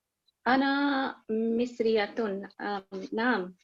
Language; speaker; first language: Arabic; non-native, learner; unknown